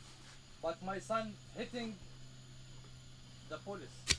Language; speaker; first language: English; non-native, learner; Arabic